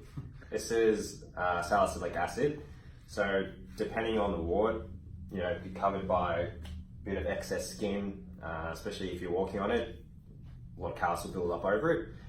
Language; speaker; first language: English; native; English